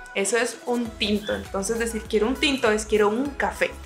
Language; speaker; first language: Spanish; native; Spanish